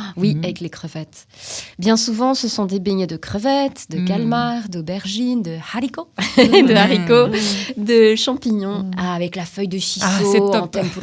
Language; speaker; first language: French; native; French